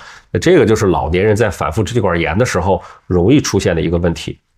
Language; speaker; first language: Chinese; native; Chinese